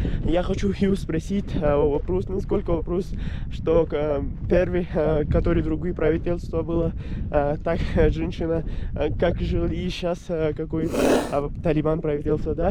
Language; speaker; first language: Russian; non-native, learner; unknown